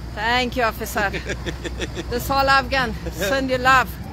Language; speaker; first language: English; non-native, learner; Persian